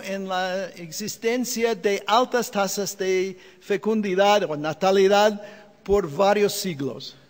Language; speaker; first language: Spanish; non-native, fluent; English